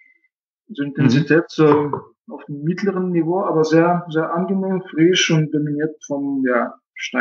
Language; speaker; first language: German; non-native, fluent; Russian